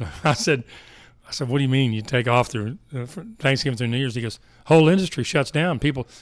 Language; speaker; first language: English; native; English